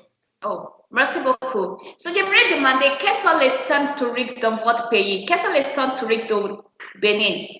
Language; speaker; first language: French; non-native, learner; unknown